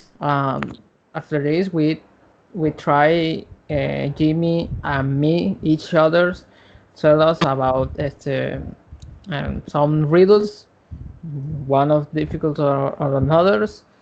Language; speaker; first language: English; non-native, learner; Spanish